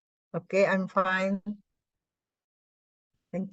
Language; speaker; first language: English; non-native, learner; Indonesian